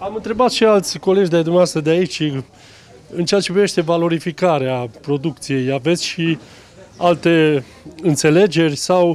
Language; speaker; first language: Romanian; native; Romanian